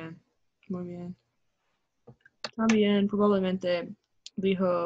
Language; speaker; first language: Spanish; non-native, learner; English